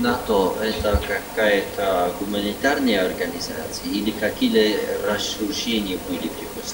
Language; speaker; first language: French; non-native, fluent; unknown